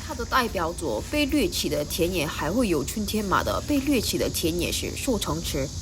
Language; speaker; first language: Chinese; non-native, learner; Korean